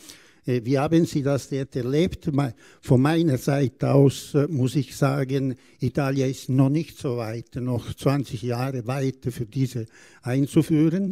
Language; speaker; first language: German; non-native, fluent; Italian